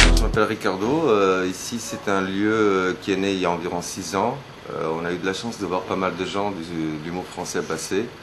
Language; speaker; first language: French; native; French